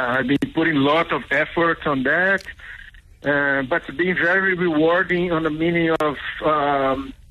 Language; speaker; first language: English; non-native, fluent; Portuguese